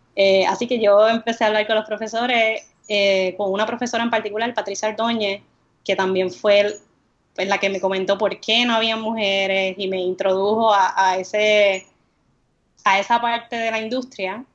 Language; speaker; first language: Spanish; native; Spanish